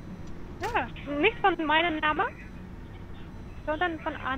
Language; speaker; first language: German; non-native, learner; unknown